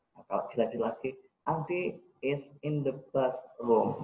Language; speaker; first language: English; non-native, fluent; Indonesian